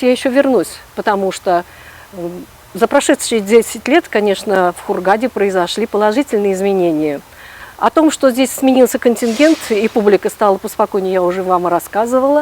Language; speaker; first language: Russian; non-native, local second language; Ukrainian